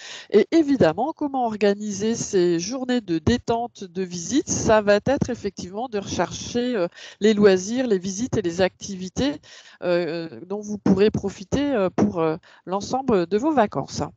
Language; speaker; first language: French; native; French